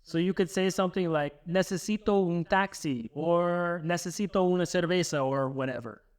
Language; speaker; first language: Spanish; non-native, fluent; English